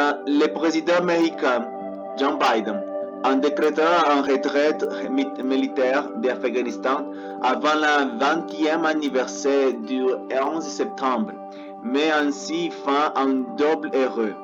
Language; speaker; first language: French; non-native, learner; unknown